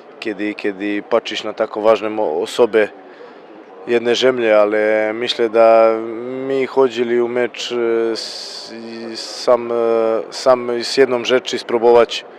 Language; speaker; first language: Polish; non-native, learner; Croatian